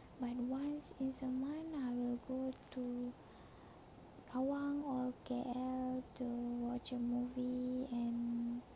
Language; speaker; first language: English; non-native, learner; Malay